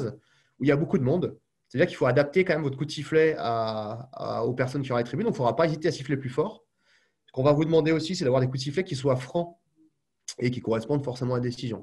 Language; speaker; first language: French; native; French